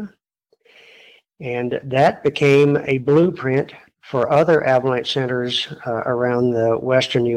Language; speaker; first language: English; native; English